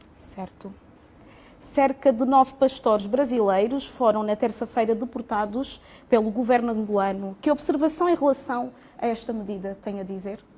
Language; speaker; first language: Portuguese; native; Portuguese